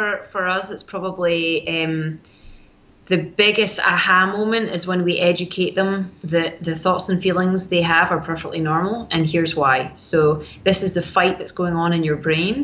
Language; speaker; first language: English; native; English